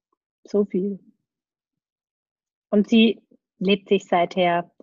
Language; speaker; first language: German; native; German